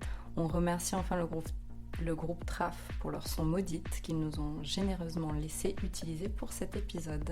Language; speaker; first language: French; native; French